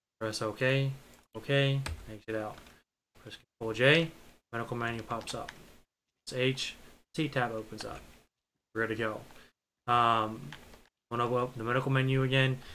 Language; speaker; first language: English; native; English